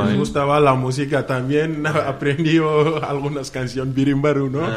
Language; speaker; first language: Spanish; non-native, fluent; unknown